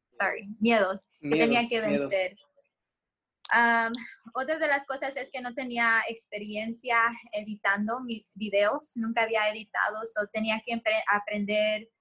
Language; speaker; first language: Spanish; early bilingual, heritage; Spanish